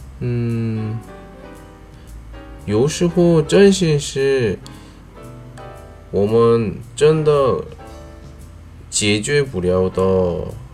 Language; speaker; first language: Chinese; non-native, learner; Korean